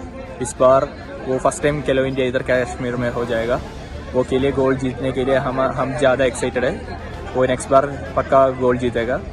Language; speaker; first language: Hindi; non-native, local second language; Malayalam